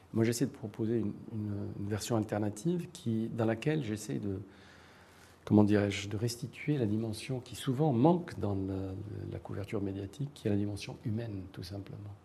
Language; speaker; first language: French; non-native, local second language; Arabic